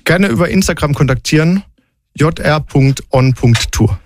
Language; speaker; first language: German; native; German